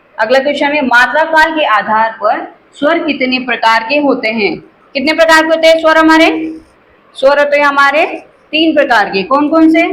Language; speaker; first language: Hindi; native; Hindi